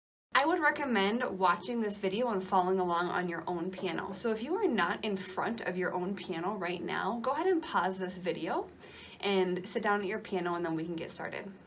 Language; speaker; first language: English; native; English